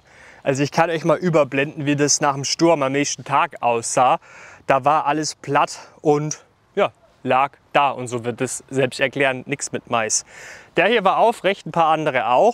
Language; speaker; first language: German; native; German